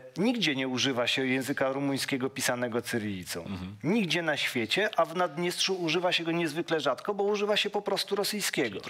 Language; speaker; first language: Polish; native; Polish